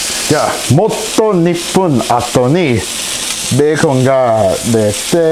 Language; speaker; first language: Japanese; non-native, learner; English